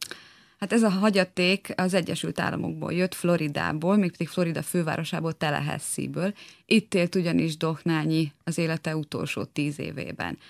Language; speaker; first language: Hungarian; native; Hungarian